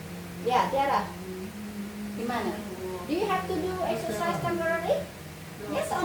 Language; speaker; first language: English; non-native, learner; Indonesian